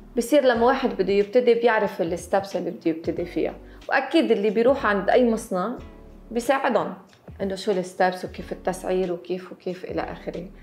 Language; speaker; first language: Arabic; native; Arabic